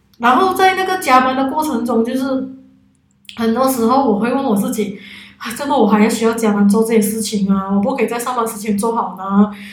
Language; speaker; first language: Chinese; non-native, local second language; Cantonese